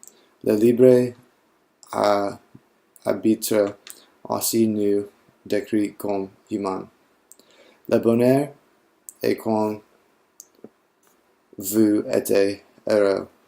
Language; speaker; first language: French; non-native, learner; English